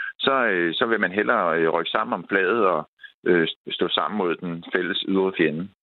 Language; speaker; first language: Danish; native; Danish